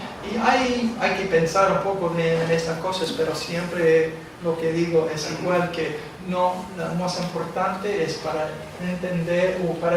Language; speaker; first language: Spanish; non-native, fluent; English